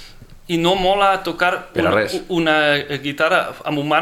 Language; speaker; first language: Catalan; non-native, fluent; Dutch